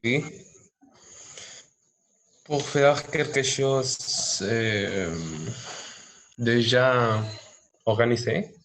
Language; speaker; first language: French; non-native, learner; Spanish